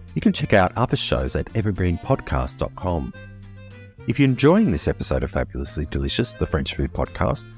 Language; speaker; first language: English; native; English